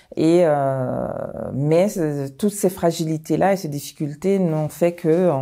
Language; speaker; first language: French; early bilingual, other home language; Bambara